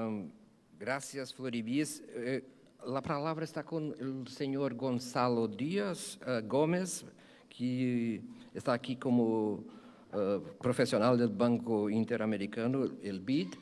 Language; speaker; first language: Spanish; non-native, fluent; Portuguese